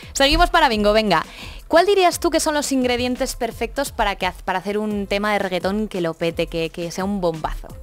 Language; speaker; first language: Spanish; native; Spanish